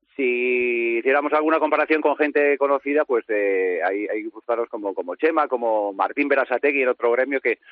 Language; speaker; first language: Spanish; native; Spanish